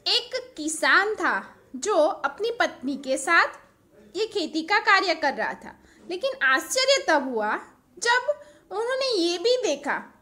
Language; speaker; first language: Hindi; non-native, local second language; Gujarati